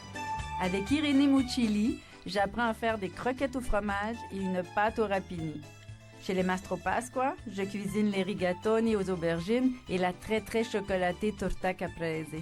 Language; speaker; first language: French; native; French